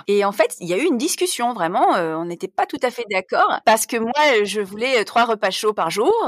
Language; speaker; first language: French; native; French